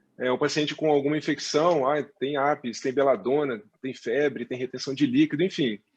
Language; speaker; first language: Portuguese; native; Portuguese